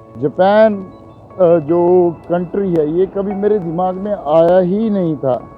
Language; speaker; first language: Hindi; non-native, local second language; Punjabi